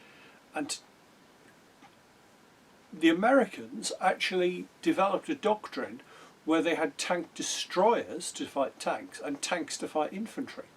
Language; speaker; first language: English; native; English